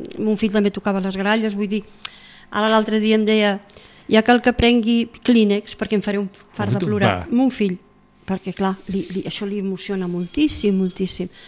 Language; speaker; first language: Catalan; native; Catalan